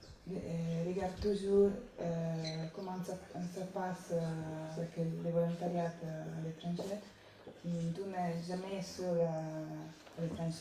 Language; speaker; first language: French; non-native, learner; Italian